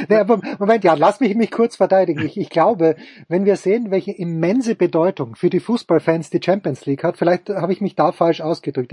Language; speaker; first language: German; native; German